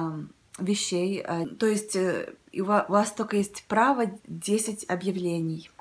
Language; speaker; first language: Russian; early bilingual, heritage; Russian